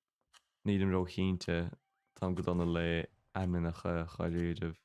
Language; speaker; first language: Irish; non-native, local second language; English